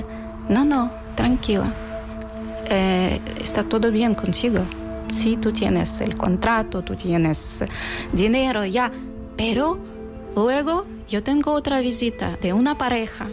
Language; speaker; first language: Spanish; non-native, fluent; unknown